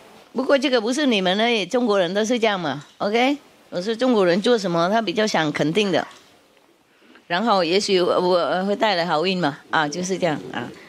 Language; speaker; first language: Chinese; non-native, fluent; Vietnamese